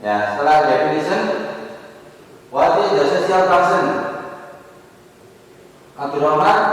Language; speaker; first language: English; non-native, learner; Indonesian